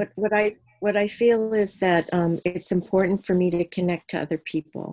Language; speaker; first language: English; native; English